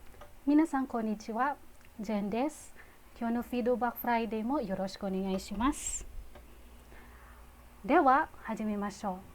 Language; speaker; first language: Japanese; non-native, fluent; Filipino